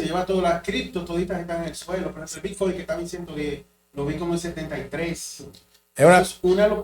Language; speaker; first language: Spanish; native; Spanish